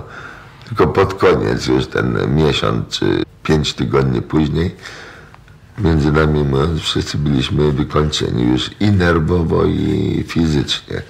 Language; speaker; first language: Polish; native; Polish